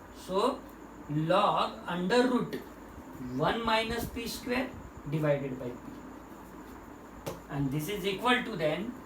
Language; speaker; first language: English; non-native, local second language; Marathi